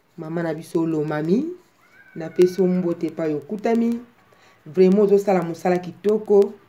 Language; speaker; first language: Lingala; native; Lingala